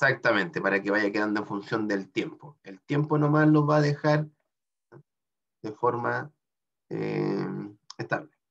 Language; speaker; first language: Spanish; native; Spanish